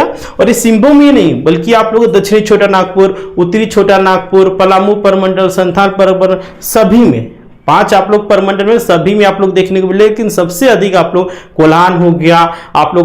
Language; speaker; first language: Hindi; native; Hindi